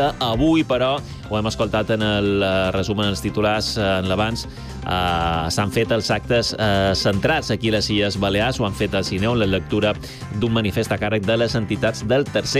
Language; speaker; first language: Catalan; native; Catalan